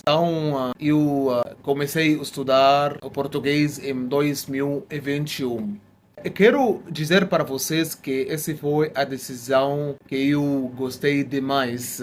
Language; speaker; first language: Portuguese; non-native, fluent; Arabic